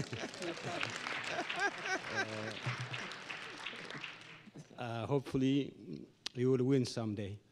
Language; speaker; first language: English; non-native, fluent; Oromo